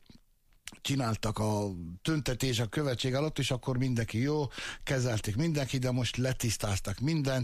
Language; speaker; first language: Hungarian; non-native, fluent; Arabic